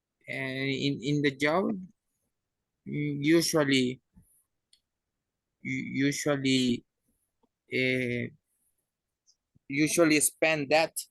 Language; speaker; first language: English; non-native, learner; Spanish